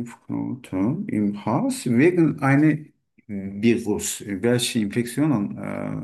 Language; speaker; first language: German; non-native, learner; Turkish